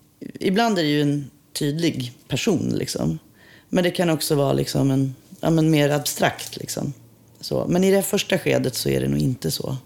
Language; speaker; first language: Swedish; native; Swedish